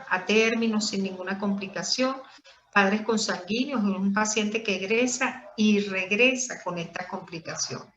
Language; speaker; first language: Spanish; native; Spanish